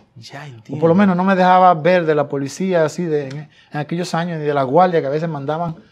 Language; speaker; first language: Spanish; native; Spanish